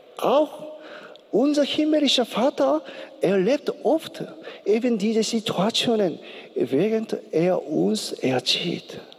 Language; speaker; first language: German; non-native, learner; Korean